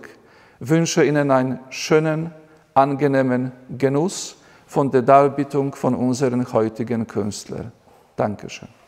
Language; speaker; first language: German; non-native, fluent; Polish